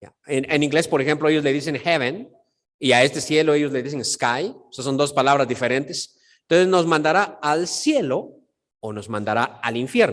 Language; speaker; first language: Spanish; native; Spanish